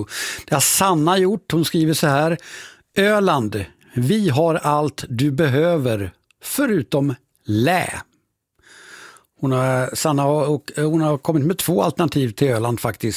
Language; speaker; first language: Swedish; native; Swedish